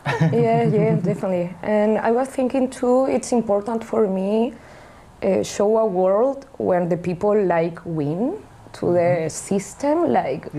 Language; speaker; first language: English; non-native, learner; Spanish